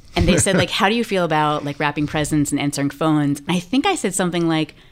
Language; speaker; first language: English; native; English